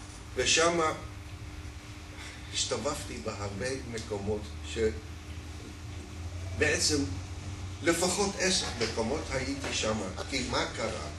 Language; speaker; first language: Hebrew; non-native, fluent; Dutch